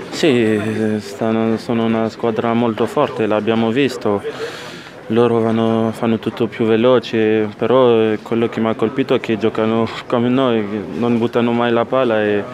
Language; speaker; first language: Italian; non-native, local second language; French